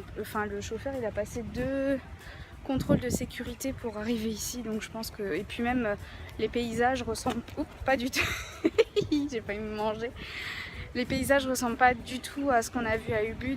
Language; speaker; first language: French; native; French